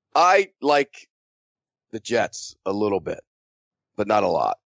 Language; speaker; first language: English; native; English